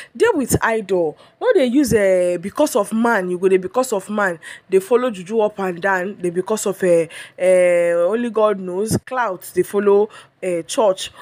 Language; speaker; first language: Nigerian Pidgin; non-native, local second language; Yoruba